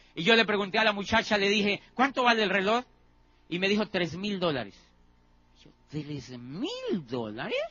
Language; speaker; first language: Spanish; native; Spanish